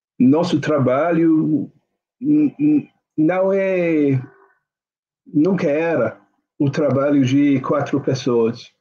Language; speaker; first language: Portuguese; non-native, fluent; English